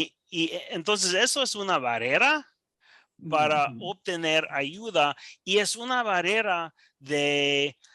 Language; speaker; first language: Spanish; non-native, learner; English